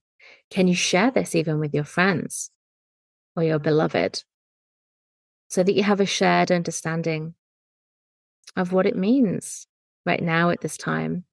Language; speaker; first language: English; native; English